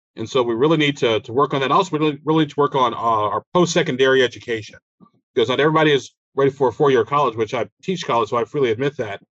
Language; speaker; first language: English; native; English